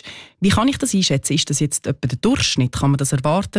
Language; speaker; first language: German; native; German